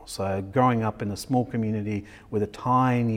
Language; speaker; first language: English; native; English